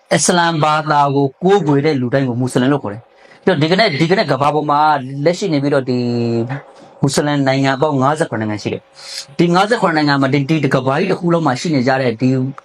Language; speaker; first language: Burmese; non-native, local second language; Rohingya